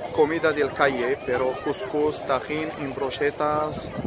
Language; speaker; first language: Spanish; non-native, learner; Arabic